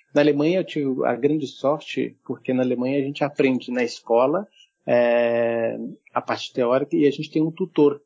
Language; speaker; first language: Portuguese; early bilingual, heritage; German